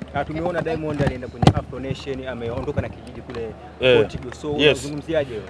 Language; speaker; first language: Swahili; native; Swahili